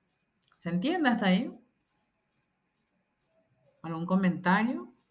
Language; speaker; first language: Spanish; native; Spanish